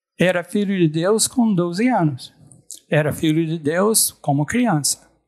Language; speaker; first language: Portuguese; non-native, fluent; English